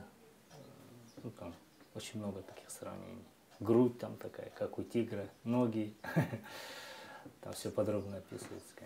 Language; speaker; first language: Russian; non-native, local second language; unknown